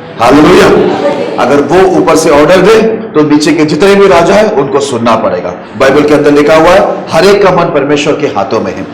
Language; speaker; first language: Hindi; non-native, local second language; Marathi